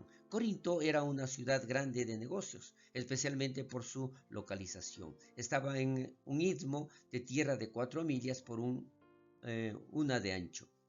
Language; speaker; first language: Spanish; native; Spanish